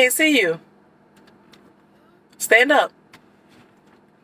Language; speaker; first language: English; native; English